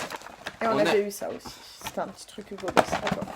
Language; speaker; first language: French; native; French